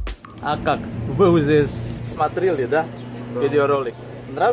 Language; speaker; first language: Russian; non-native, learner; Indonesian